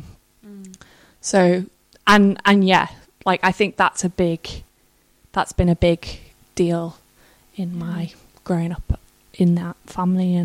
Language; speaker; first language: English; native; English